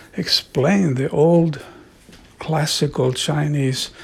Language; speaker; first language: English; non-native, fluent; Swedish